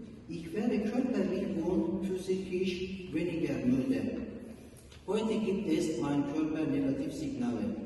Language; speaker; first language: German; non-native, learner; Turkish